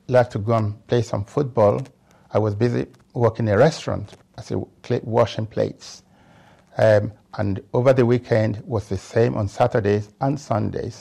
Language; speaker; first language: English; non-native, local second language; Yoruba